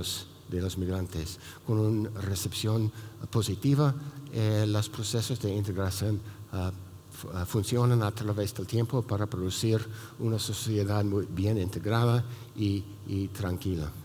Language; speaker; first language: Spanish; non-native, fluent; English